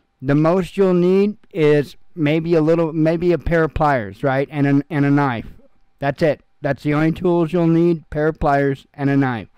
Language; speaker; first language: English; native; English